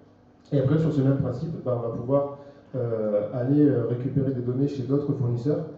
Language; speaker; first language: French; native; French